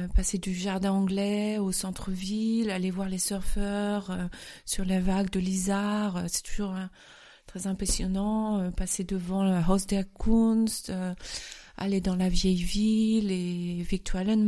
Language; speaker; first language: French; native; French